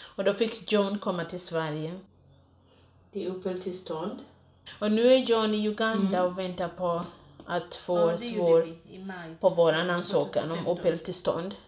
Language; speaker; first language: Swedish; non-native, fluent; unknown